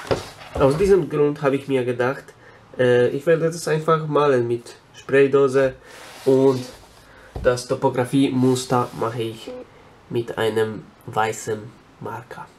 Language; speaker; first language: German; non-native, fluent; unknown